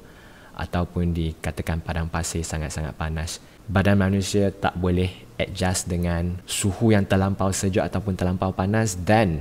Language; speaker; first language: Malay; native; Malay